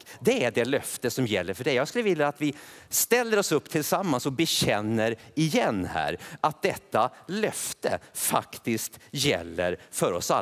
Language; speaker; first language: Swedish; native; Swedish